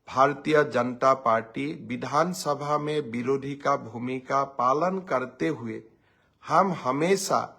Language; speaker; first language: Hindi; non-native, local second language; Assamese